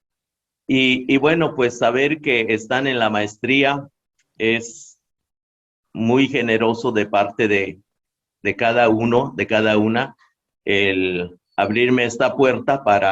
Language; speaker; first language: Spanish; non-native, local second language; Yucateco